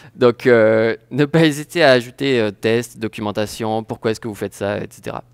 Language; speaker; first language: French; native; French